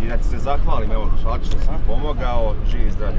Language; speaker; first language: Bosnian; native; Bosnian